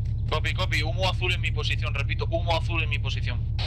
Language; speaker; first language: Spanish; native; Spanish